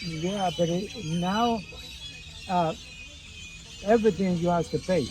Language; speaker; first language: English; non-native, learner; Spanish